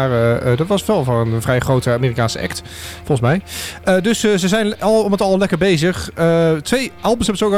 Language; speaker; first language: Dutch; native; Dutch